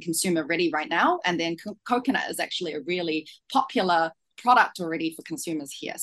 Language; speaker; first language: English; native; English